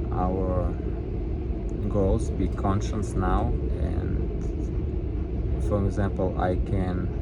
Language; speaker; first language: English; non-native, learner; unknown